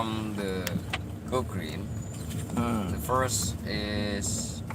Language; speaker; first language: English; non-native, learner; Indonesian